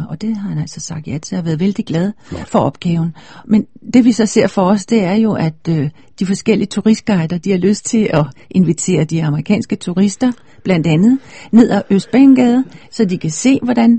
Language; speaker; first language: Danish; native; Danish